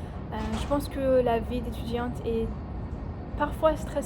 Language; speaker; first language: French; non-native, learner; English